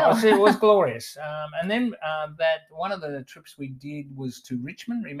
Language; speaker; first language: English; native; English